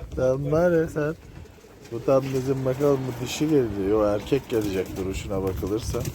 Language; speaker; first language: Turkish; native; Turkish